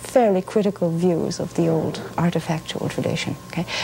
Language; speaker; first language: English; native; English